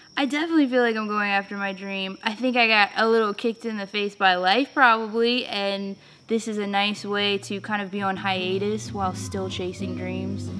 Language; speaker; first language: English; native; English